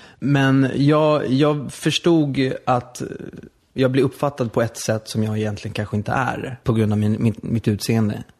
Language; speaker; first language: Swedish; native; Swedish